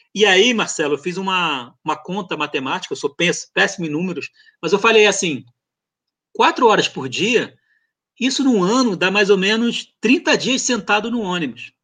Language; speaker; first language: Portuguese; early bilingual, other home language; French